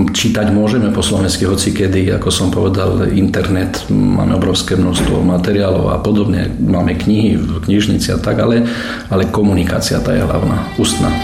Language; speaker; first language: Slovak; early bilingual, heritage; Slovak